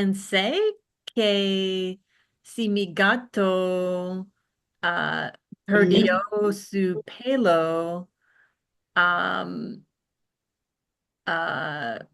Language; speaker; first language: Spanish; non-native, learner; English